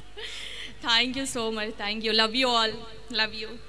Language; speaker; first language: Telugu; native; Telugu